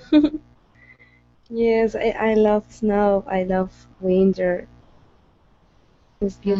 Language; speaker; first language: English; non-native, learner; Spanish